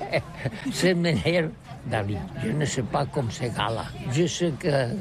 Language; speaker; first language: French; non-native, learner; Catalan